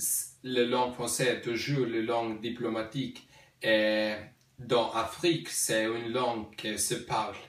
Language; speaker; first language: French; non-native, learner; Slovenian